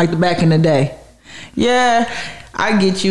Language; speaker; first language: English; native; English